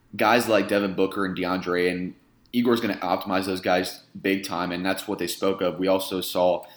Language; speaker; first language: English; native; English